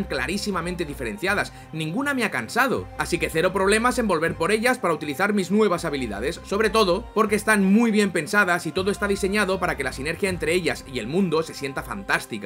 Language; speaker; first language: Spanish; native; Spanish